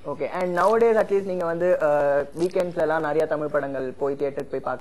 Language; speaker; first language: Tamil; native; Tamil